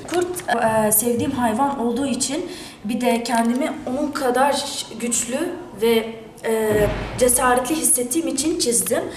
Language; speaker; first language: Turkish; early bilingual, other home language; Arabic